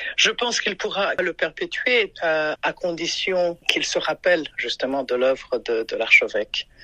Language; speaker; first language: French; non-native, local second language; Rundi